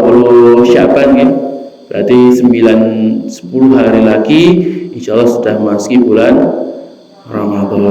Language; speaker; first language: Indonesian; non-native, local second language; Javanese